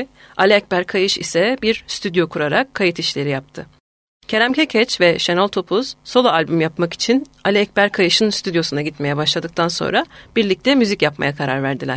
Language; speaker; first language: Turkish; native; Turkish